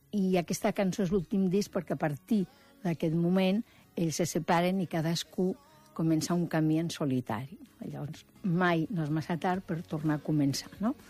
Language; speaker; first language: Catalan; native; Catalan